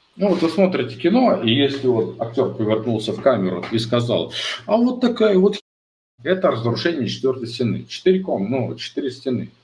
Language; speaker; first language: Russian; native; Russian